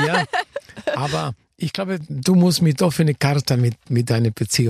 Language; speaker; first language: German; non-native, fluent; Spanish